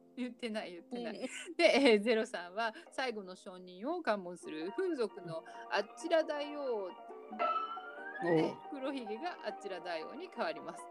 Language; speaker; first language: Japanese; native; Japanese